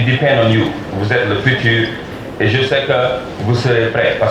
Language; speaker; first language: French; non-native, local second language; Wolof